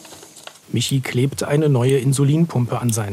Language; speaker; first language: German; native; German